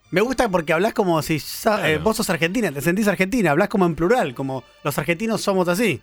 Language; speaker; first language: Spanish; native; Spanish